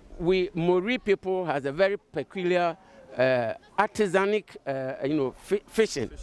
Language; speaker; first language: English; non-native, local second language; Akan